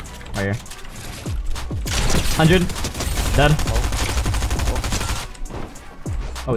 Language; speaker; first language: English; native; English